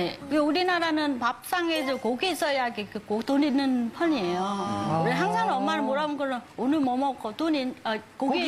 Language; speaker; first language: Korean; non-native, learner; Vietnamese